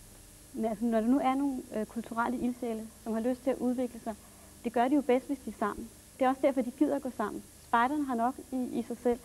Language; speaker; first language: Danish; native; Danish